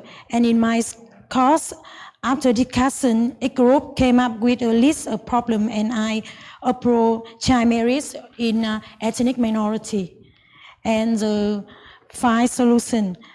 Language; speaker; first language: English; non-native, learner; Vietnamese